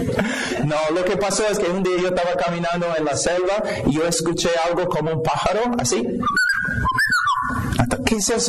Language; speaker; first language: Spanish; non-native, fluent; English